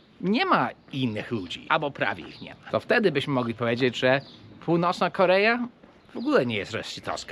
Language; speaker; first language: Polish; early bilingual, heritage; English